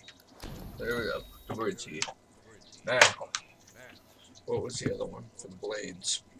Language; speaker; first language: English; native; English